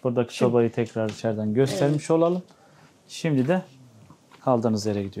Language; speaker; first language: Turkish; native; Turkish